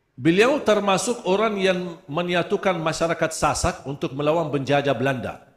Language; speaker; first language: Malay; non-native, fluent; Arabic